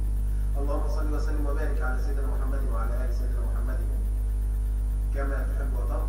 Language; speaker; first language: Arabic; native; Arabic